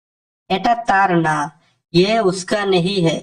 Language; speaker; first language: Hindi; non-native, fluent; Bangla